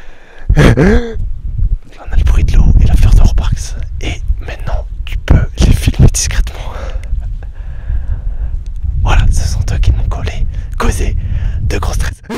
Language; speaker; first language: French; native; French